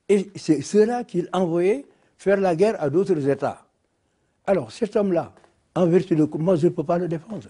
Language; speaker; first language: French; non-native, local second language; Wolof